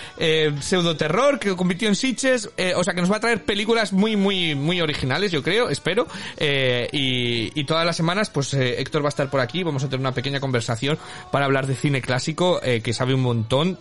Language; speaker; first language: Spanish; native; Spanish